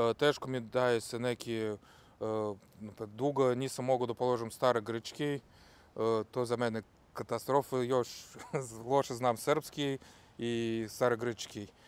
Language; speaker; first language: Serbian; non-native, learner; Russian